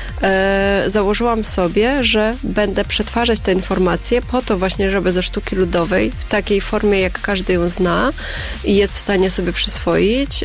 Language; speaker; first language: Polish; native; Polish